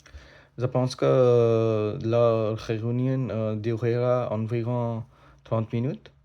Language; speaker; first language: French; non-native, learner; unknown